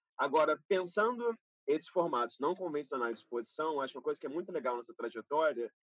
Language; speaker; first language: Portuguese; native; Portuguese